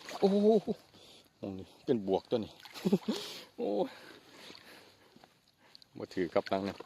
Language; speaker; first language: Thai; non-native, local second language; Northeastern Thai